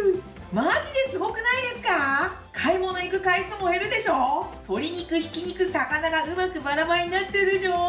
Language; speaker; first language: Japanese; native; Japanese